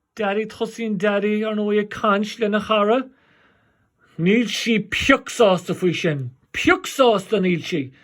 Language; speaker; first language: Irish; native; Irish